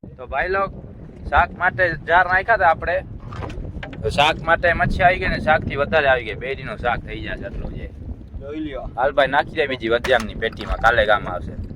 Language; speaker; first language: Gujarati; non-native, local second language; Kachhi